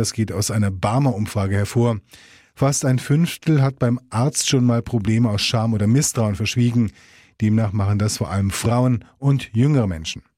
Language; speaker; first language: German; native; German